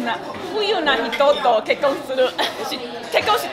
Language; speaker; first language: Japanese; non-native, learner; Chinese